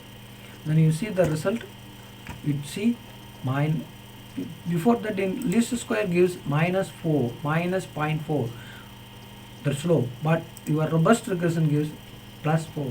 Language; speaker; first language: English; non-native, local second language; Tamil